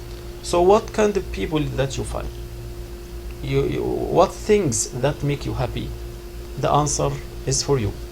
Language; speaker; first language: English; non-native, fluent; Arabic